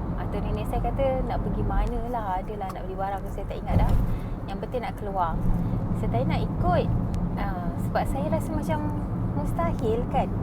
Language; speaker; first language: Malay; native; Malay